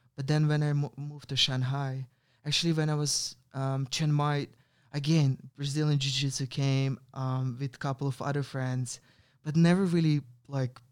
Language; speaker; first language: English; non-native, fluent; Russian